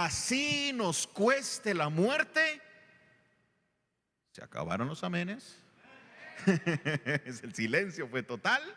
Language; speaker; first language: Spanish; native; Spanish